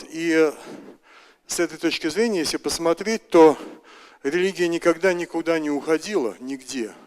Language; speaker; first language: Russian; native; Russian